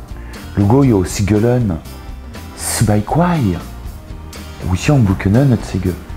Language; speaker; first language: Chinese; non-native, learner; French